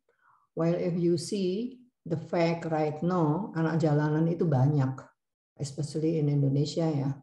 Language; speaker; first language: English; non-native, learner; Indonesian